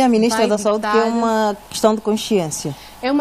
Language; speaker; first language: Portuguese; native; Portuguese